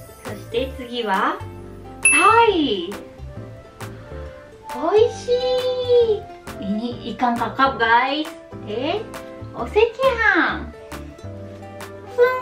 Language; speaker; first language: Japanese; non-native, fluent; Indonesian